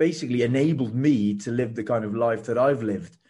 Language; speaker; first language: English; native; English